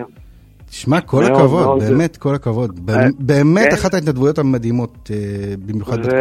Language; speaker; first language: Hebrew; native; Hebrew